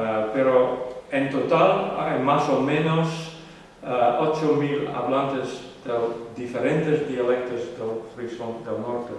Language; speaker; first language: Spanish; non-native, learner; Western Frisian